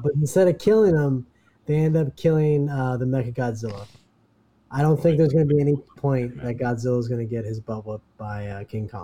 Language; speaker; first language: English; native; English